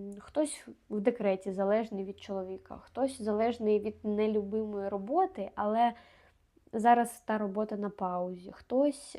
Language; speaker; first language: Ukrainian; non-native, local second language; Russian